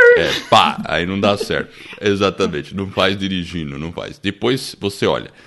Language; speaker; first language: Portuguese; early bilingual, other home language; English